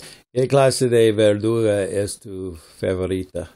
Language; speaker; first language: Spanish; non-native, learner; English